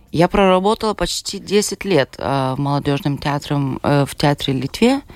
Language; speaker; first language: Russian; non-native, fluent; Lithuanian